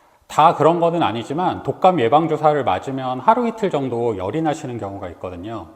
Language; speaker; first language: Korean; native; Korean